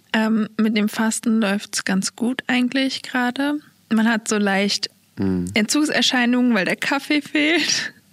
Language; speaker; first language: German; early bilingual, other home language; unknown